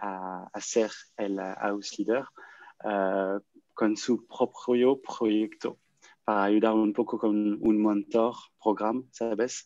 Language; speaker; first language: Spanish; non-native, learner; French